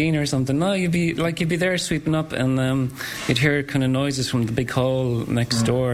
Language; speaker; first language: English; native; English